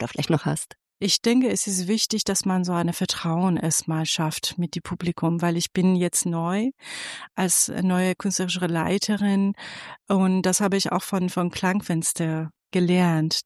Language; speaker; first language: German; non-native, fluent; Persian